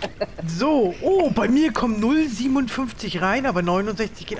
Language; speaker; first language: German; native; German